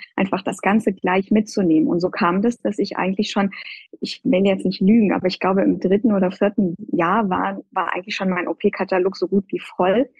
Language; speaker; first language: German; non-native, fluent; Persian